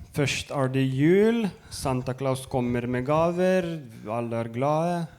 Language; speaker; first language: Norwegian; non-native, fluent; Lithuanian